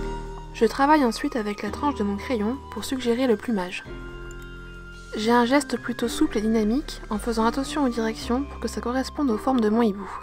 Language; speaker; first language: French; native; French